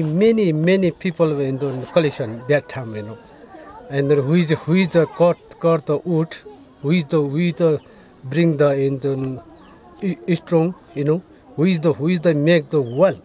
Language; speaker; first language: English; non-native, learner; Nepali